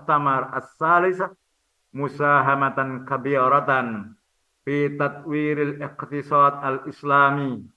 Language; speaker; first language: Arabic; non-native, fluent; Indonesian